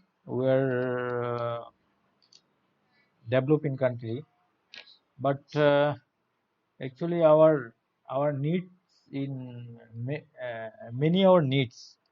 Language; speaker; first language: English; non-native, learner; Bangla